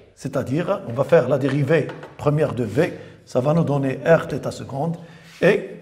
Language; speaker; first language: French; non-native, local second language; Arabic